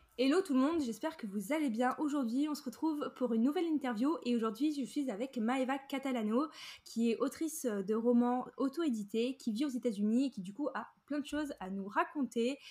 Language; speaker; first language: French; native; French